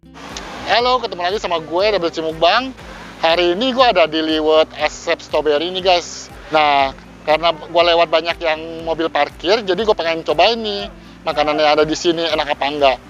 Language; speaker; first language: Indonesian; native; Indonesian